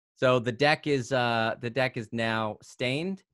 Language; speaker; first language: English; native; English